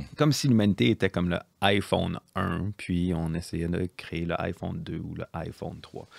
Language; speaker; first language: French; native; French